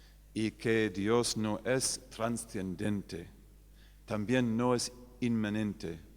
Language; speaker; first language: Spanish; non-native, fluent; English